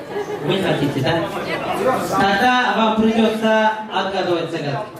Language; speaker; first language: Russian; non-native, local second language; Kyrgyz